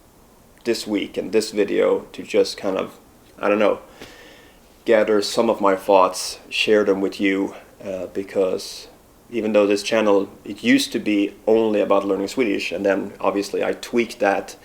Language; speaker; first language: English; non-native, fluent; Swedish